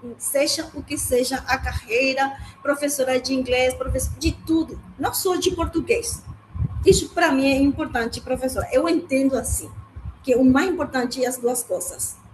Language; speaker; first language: Portuguese; non-native, learner; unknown